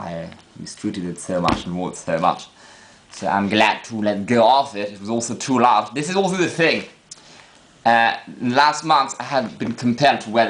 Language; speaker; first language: English; non-native, fluent; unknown